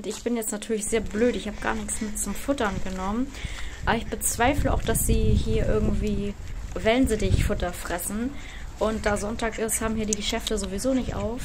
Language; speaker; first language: German; native; German